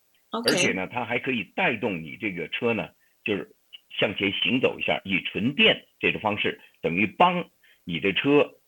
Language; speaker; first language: Chinese; native; Chinese